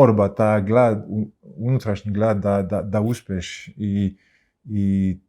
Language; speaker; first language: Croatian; early bilingual, heritage; Croatian